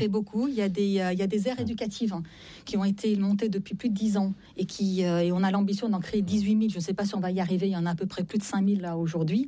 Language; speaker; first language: French; native; French